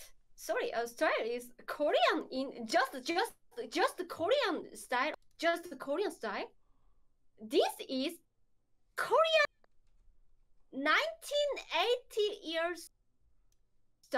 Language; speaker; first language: English; non-native, learner; Korean